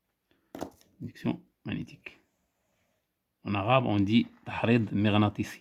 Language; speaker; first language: French; non-native, local second language; Arabic